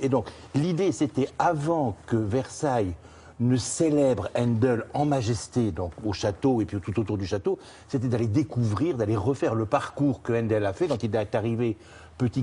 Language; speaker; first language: French; native; French